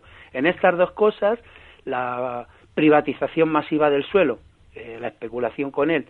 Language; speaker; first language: Spanish; native; Spanish